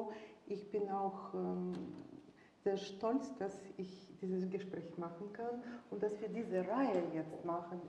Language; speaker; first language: German; non-native, fluent; Russian